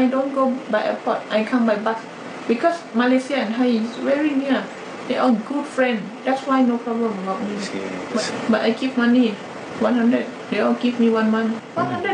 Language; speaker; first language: English; non-native, learner; Thai